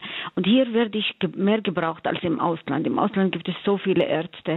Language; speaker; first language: German; non-native, fluent; Arabic